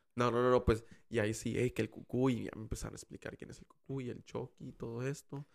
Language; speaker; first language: Spanish; early bilingual, heritage; Spanish